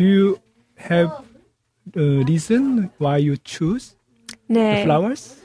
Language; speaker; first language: English; non-native, learner; Korean